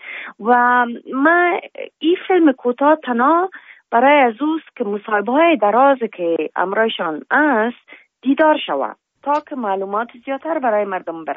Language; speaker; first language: Persian; non-native, local second language; Pashto